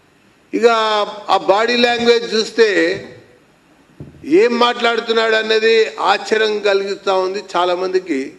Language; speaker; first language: Telugu; native; Telugu